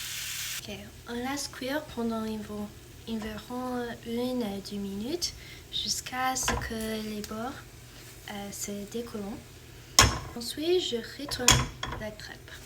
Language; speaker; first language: French; non-native, fluent; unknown